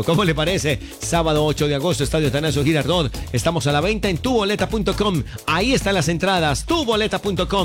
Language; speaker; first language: Spanish; native; Spanish